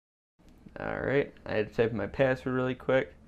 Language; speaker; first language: English; native; English